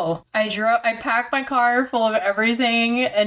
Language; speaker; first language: English; early bilingual, other home language; Korean